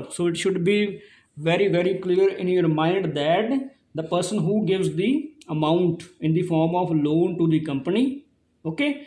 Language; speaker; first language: English; non-native, local second language; Punjabi